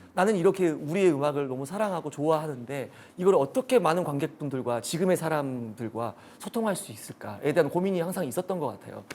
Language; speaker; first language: Korean; native; Korean